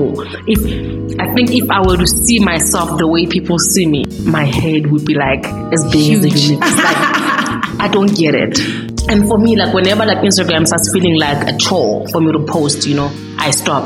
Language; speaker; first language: English; non-native, local second language; Xhosa